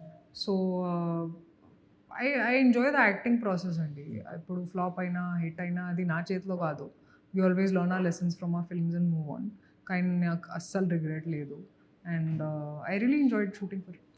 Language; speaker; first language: Telugu; non-native, local second language; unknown